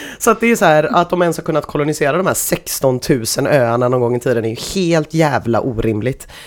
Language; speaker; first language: Swedish; native; Swedish